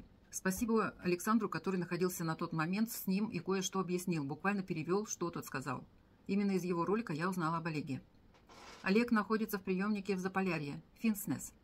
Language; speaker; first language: Russian; native; Russian